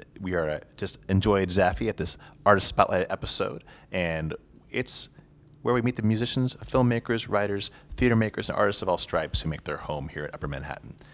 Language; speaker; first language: English; native; English